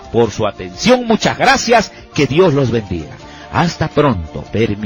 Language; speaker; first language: Spanish; native; Spanish